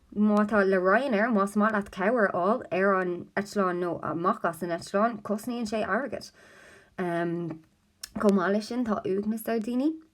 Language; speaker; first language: Irish; non-native, local second language; English